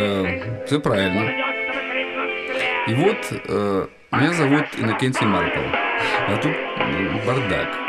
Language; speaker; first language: Russian; native; Russian